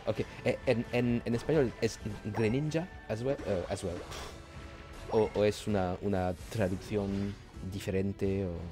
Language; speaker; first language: Spanish; non-native, learner; French